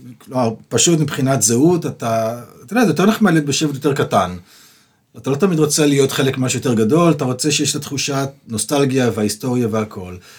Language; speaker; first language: Hebrew; native; Hebrew